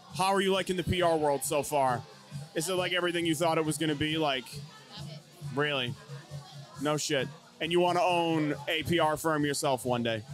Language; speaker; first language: English; native; English